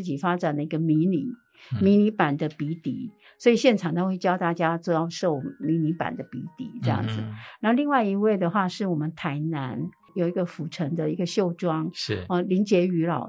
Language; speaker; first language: Chinese; native; Chinese